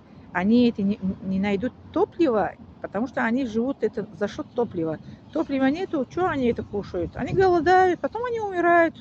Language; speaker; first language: Russian; non-native, learner; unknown